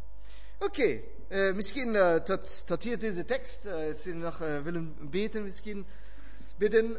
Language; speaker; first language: Dutch; non-native, fluent; German